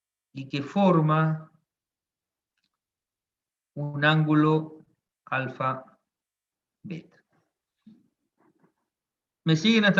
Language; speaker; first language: Spanish; native; Spanish